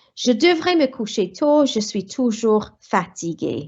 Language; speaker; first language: French; non-native, fluent; English